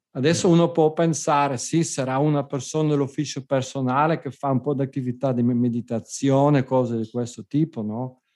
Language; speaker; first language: Italian; non-native, fluent; Dutch